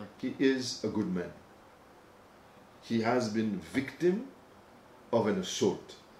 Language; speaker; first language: English; non-native, local second language; Morisyen